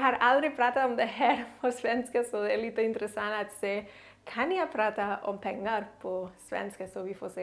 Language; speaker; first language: Swedish; non-native, learner; Catalan